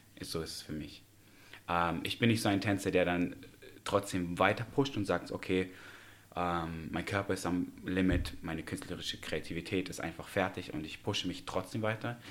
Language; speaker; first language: German; early bilingual, other home language; Russian